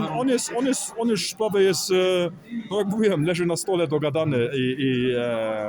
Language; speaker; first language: Polish; early bilingual, heritage; Polish